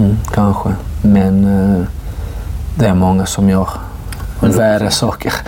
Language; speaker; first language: Swedish; non-native, fluent; Georgian